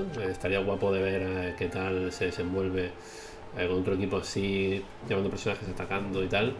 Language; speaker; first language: Spanish; native; Spanish